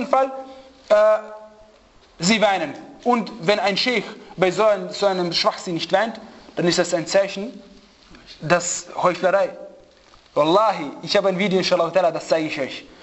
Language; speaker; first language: German; non-native, fluent; Arabic